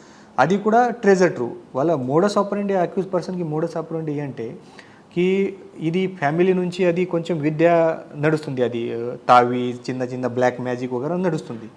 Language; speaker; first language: Telugu; non-native, learner; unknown